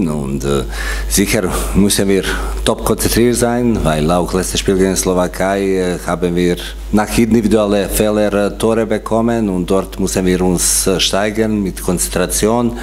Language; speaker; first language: German; non-native, fluent; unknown